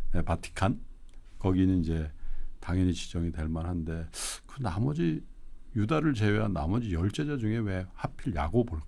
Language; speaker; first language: Korean; native; Korean